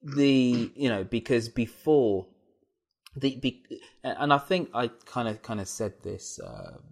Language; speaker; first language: English; native; English